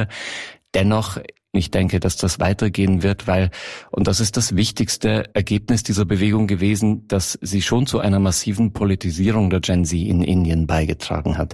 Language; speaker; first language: German; native; German